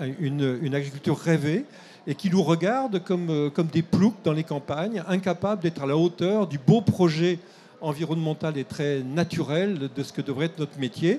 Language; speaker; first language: French; native; French